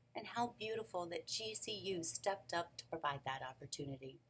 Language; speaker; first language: English; native; English